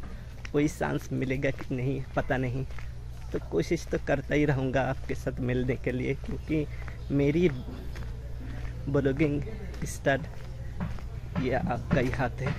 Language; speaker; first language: Hindi; non-native, fluent; Bangla